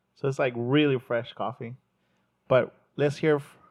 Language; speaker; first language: English; early bilingual, other home language; Spanish